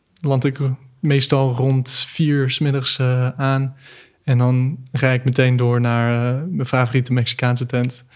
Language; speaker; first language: Dutch; non-native, fluent; English